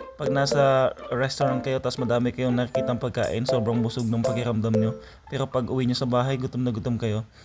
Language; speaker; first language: Filipino; native; Filipino